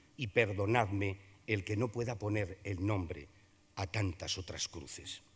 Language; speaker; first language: Spanish; native; Spanish